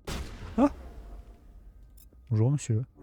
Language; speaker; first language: French; native; French